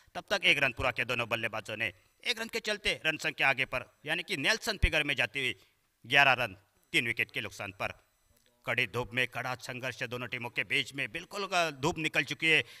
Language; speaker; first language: Hindi; non-native, local second language; Marathi